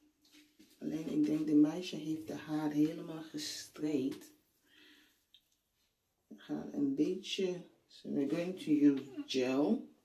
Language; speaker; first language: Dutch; non-native, learner; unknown